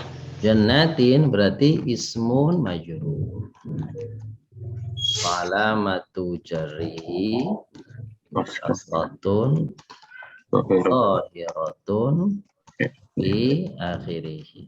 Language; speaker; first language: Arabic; non-native, fluent; Indonesian